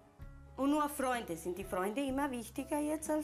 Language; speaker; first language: German; non-native, learner; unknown